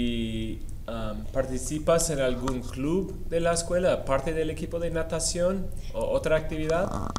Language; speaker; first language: Spanish; non-native, fluent; English